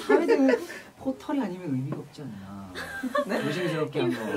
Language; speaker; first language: Korean; native; Korean